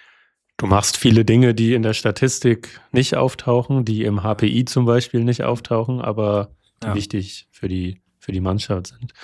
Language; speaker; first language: German; native; German